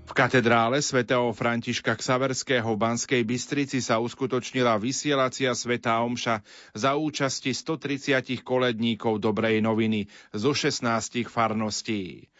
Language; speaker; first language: Slovak; native; Slovak